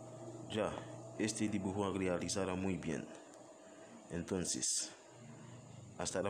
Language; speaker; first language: Spanish; non-native, learner; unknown